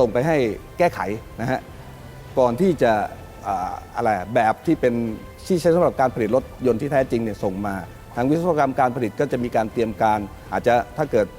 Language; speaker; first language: Thai; native; Thai